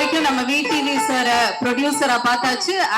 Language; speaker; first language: Tamil; native; Tamil